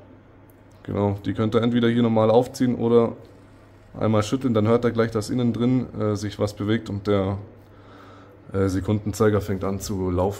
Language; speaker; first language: German; native; German